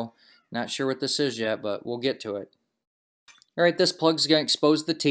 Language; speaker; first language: English; native; English